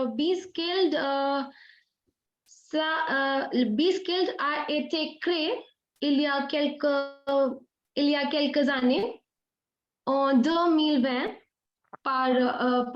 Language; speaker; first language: French; non-native, fluent; Hindi